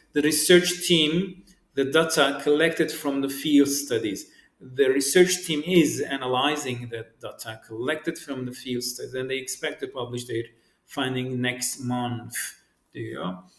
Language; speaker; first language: English; non-native, fluent; Turkish